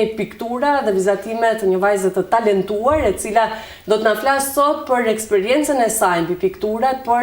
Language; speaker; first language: Albanian; native; Albanian